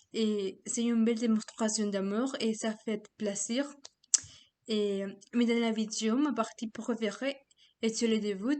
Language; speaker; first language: French; non-native, learner; Spanish